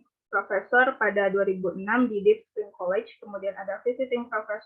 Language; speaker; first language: Indonesian; native; Indonesian